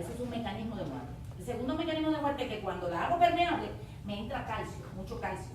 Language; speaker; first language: Spanish; native; Spanish